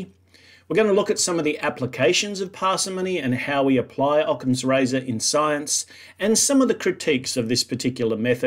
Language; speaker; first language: English; native; English